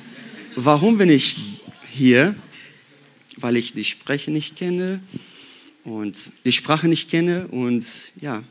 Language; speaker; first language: German; non-native, fluent; Portuguese